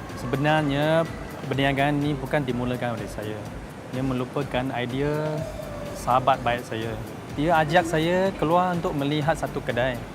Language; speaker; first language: Malay; non-native, local second language; Chinese